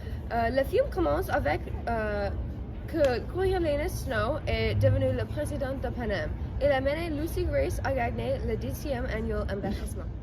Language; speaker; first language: French; non-native, learner; English